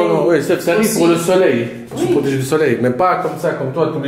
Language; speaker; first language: French; native; French